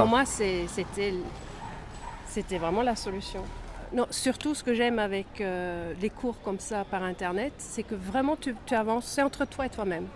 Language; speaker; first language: French; non-native, fluent; Swedish